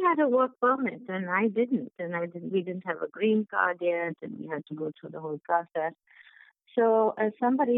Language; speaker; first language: English; non-native, local second language; Bangla